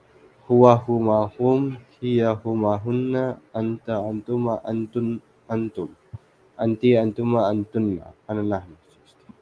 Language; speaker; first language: Arabic; non-native, learner; Filipino